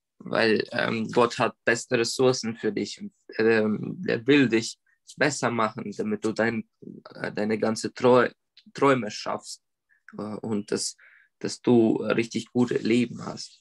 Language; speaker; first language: German; non-native, learner; Russian